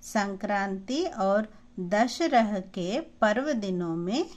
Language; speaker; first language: Hindi; non-native, local second language; Telugu